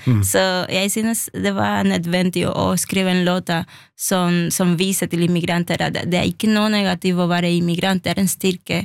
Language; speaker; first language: Norwegian; non-native, fluent; Spanish